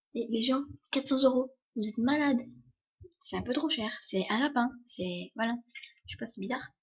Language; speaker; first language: French; early bilingual, other home language; Polish